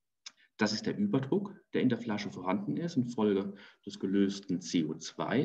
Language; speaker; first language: German; native; German